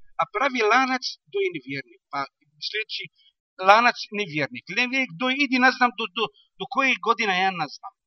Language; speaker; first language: Bosnian; non-native, learner; Arabic